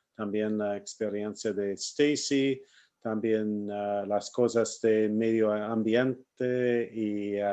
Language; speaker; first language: Spanish; non-native, learner; English